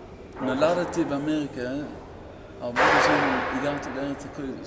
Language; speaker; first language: Hebrew; non-native, fluent; Yiddish